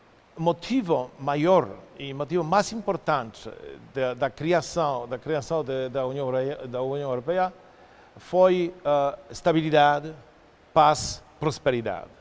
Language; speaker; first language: Portuguese; non-native, fluent; Polish